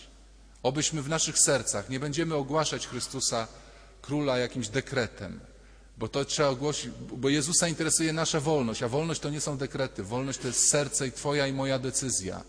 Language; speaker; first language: Polish; native; Polish